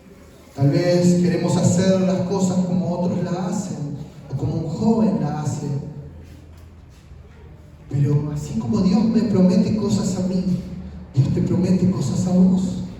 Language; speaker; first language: Spanish; native; Spanish